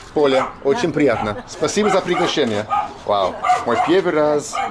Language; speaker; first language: Russian; non-native, learner; English